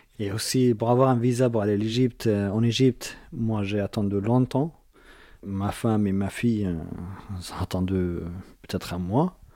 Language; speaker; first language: French; non-native, fluent; Arabic